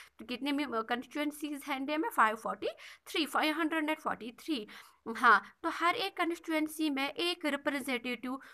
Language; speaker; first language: Hindi; non-native, local second language; Kashmiri